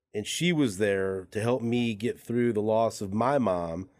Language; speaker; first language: English; early bilingual, other home language; Spanish